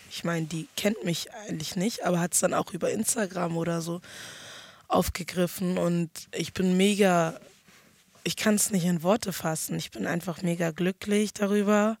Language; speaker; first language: German; early bilingual, other home language; Akan